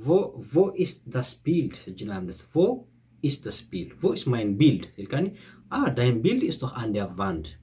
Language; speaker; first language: German; non-native, fluent; Tigrinya